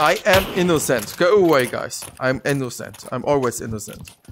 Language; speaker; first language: English; non-native, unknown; German